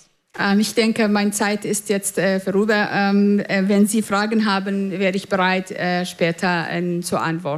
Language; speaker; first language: German; non-native, fluent; Central Kurdish